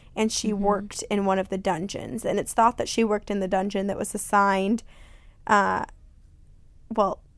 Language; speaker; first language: English; native; English